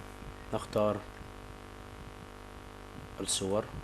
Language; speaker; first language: Arabic; native; Arabic